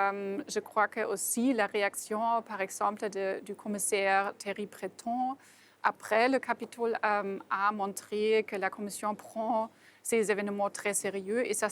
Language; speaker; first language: French; non-native, fluent; German